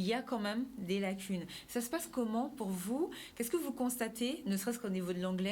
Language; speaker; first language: French; native; French